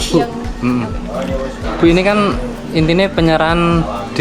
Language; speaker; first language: Indonesian; native; Indonesian